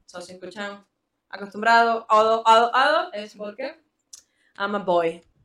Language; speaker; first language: Spanish; native; Spanish